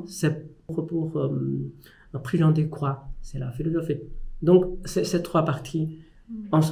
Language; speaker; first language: French; non-native, fluent; Chinese